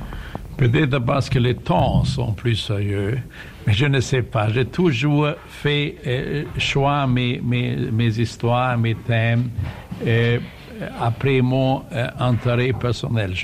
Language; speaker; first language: French; non-native, fluent; German